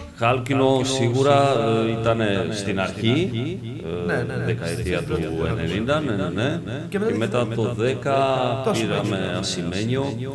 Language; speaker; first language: Greek; early bilingual, heritage; Greek